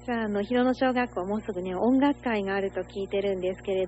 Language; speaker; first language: Japanese; native; Japanese